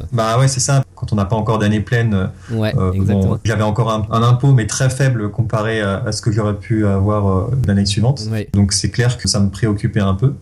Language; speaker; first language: French; native; French